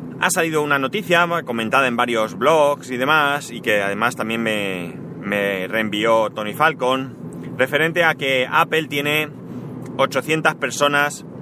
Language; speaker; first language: Spanish; native; Spanish